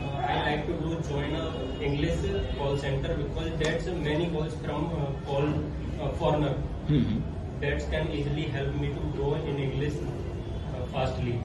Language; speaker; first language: English; non-native, learner; Hindi